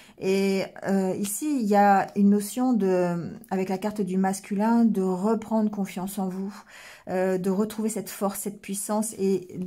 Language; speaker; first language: French; native; French